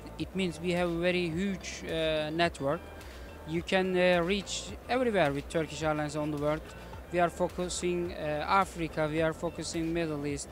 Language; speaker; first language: English; non-native, fluent; Turkish